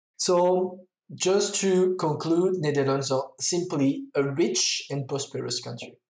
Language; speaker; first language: English; non-native, fluent; French